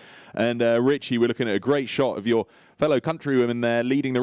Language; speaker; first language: English; native; English